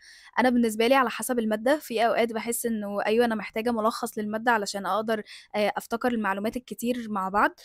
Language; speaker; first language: Arabic; native; Arabic